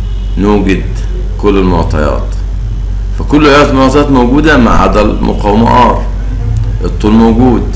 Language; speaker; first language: Arabic; native; Arabic